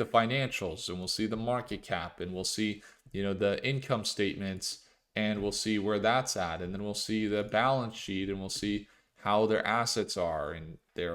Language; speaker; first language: English; native; English